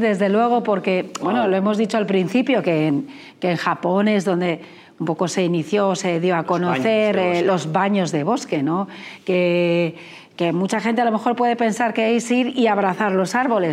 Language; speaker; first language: Spanish; native; Spanish